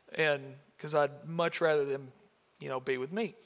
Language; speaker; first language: English; native; English